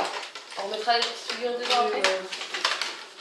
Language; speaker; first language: French; native; French